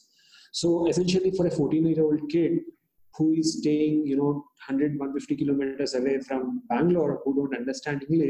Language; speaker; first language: English; non-native, local second language; Hindi